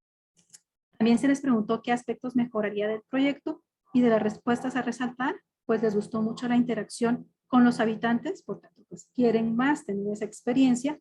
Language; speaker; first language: Spanish; native; Spanish